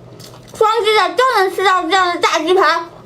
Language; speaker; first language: Chinese; native; Chinese